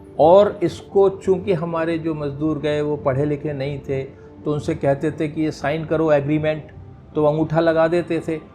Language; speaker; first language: Hindi; native; Hindi